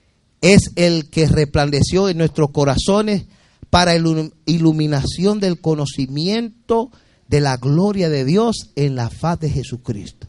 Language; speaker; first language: Spanish; native; Spanish